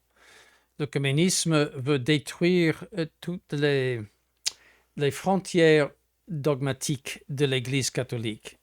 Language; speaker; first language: French; non-native, fluent; English